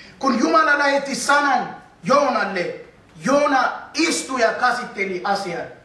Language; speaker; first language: Finnish; non-native, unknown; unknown